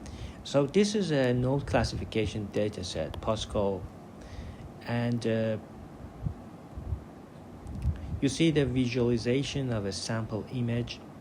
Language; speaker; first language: English; non-native, fluent; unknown